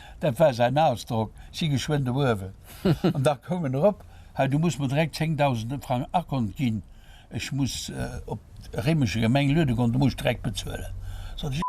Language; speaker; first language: Luxembourgish; native; Luxembourgish